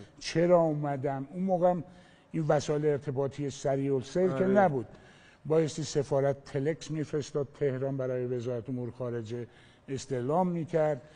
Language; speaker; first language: Persian; non-native, local second language; Armenian